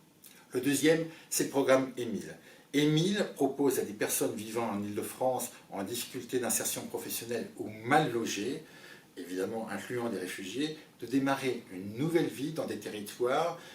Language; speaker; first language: French; native; French